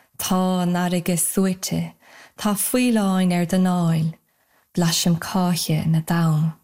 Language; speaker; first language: Irish; native; Irish